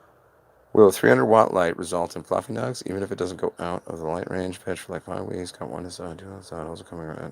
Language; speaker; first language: English; native; English